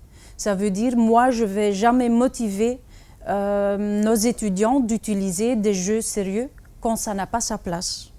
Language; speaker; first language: French; non-native, fluent; Dutch